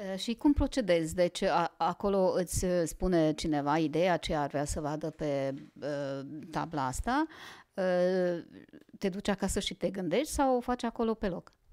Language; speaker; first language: Romanian; non-native, local second language; Hungarian